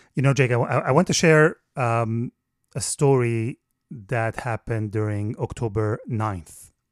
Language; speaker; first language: English; non-native, fluent; Hebrew